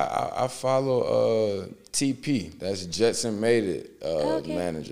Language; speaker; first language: English; native; English